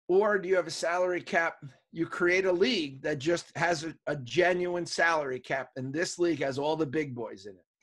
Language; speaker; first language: English; native; English